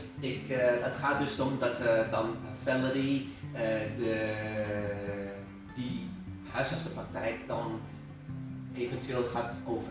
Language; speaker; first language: Dutch; non-native, fluent; Indonesian